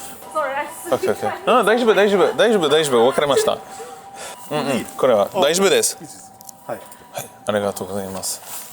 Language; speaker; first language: Japanese; non-native, learner; French